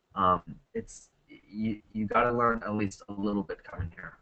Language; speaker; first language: English; native; English